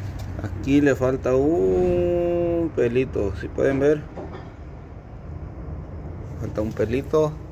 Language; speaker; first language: Spanish; native; Spanish